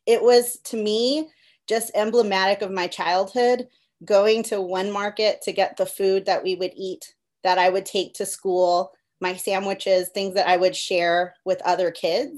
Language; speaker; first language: English; early bilingual, other home language; Spanish